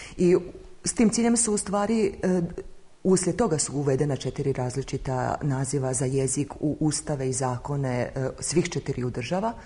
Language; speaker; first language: Croatian; native; Croatian